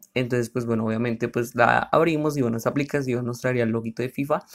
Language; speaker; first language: Spanish; native; Spanish